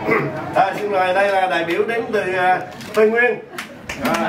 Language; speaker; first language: Vietnamese; native; Vietnamese